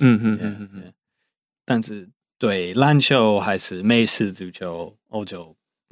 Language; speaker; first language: Chinese; non-native, fluent; English